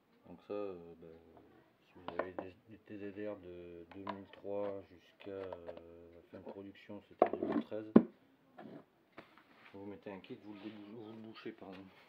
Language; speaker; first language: French; native; French